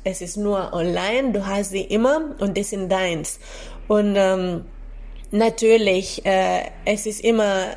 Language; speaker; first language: German; non-native, fluent; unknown